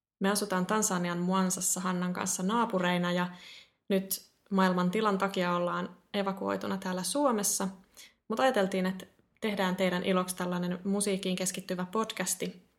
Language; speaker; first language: Finnish; native; Finnish